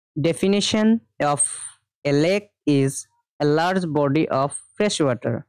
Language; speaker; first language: English; non-native, local second language; Assamese